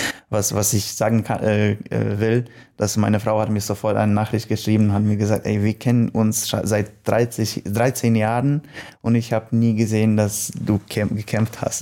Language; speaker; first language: German; non-native, learner; Polish